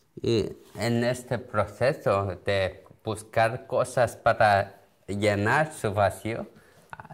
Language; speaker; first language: Spanish; non-native, learner; Korean